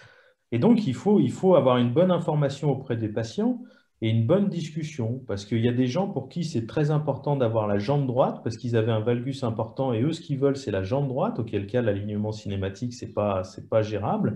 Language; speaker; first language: French; native; French